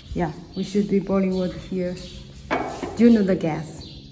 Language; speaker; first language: English; non-native, learner; Chinese